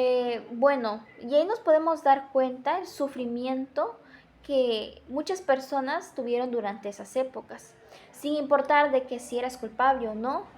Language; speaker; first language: Spanish; native; Spanish